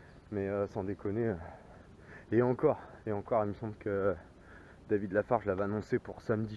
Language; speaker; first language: French; native; French